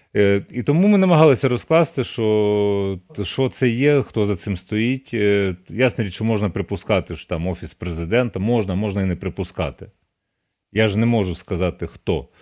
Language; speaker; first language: Ukrainian; native; Ukrainian